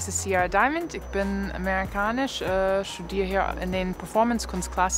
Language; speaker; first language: German; non-native, learner; English